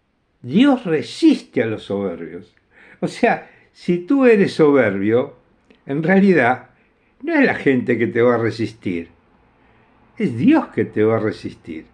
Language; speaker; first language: Spanish; non-native, fluent; Italian